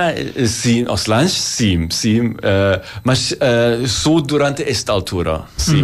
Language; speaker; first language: Portuguese; non-native, learner; German